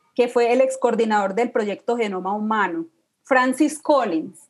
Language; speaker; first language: Spanish; native; Spanish